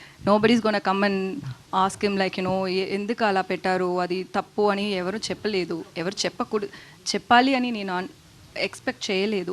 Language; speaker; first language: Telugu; non-native, learner; Tamil